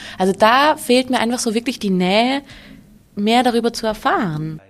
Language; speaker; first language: German; native; German